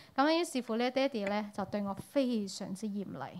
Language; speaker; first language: Cantonese; early bilingual, heritage; Cantonese